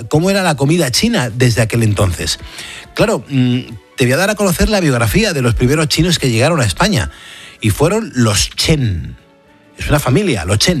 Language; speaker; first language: Spanish; native; Spanish